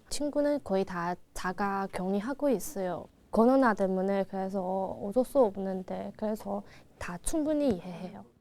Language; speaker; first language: Korean; non-native, learner; Chinese